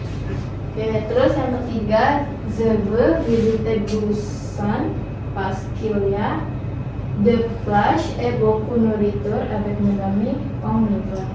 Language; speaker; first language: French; non-native, learner; Indonesian